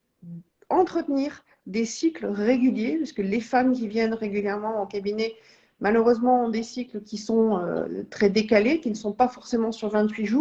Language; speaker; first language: French; native; French